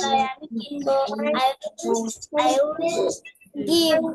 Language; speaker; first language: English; non-native, learner; Bangla